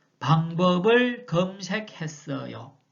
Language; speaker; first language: Korean; non-native, fluent; Chinese